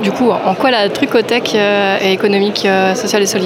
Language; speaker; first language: French; native; French